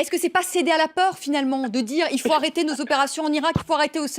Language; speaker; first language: French; native; French